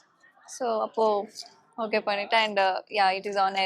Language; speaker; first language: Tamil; non-native, learner; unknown